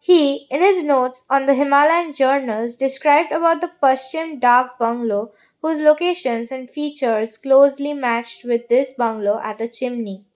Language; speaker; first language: English; non-native, local second language; Bangla